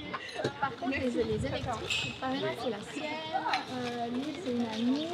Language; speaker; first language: French; native; French